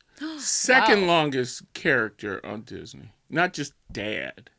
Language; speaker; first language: English; native; English